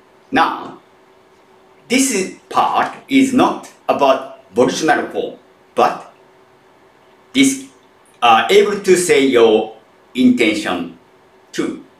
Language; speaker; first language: English; non-native, fluent; Japanese